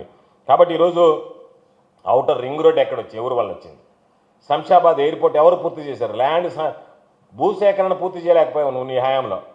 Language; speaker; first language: Telugu; native; Telugu